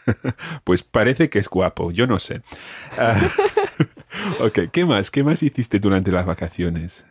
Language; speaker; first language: Spanish; non-native, fluent; English